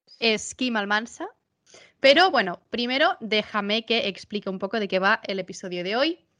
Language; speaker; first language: Spanish; native; Spanish